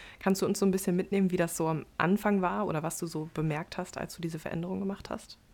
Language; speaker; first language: German; native; German